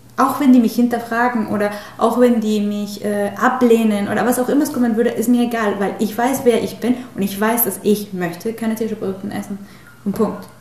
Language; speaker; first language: German; non-native, fluent; Spanish